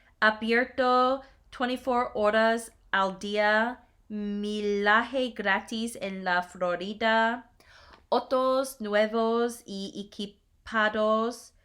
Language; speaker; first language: Spanish; non-native, learner; English